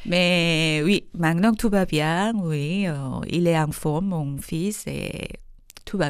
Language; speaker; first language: French; non-native, fluent; Korean